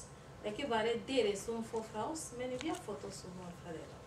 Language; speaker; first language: Norwegian; non-native, learner; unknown